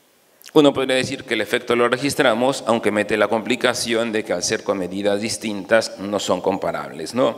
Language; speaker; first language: Spanish; native; Spanish